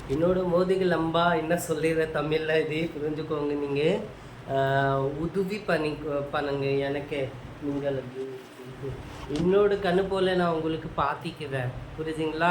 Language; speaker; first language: Tamil; non-native, local second language; Urdu